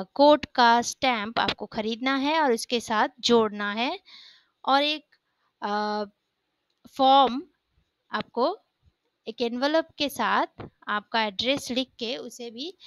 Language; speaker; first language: Hindi; native; Hindi